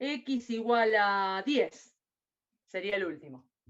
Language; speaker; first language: Spanish; native; Spanish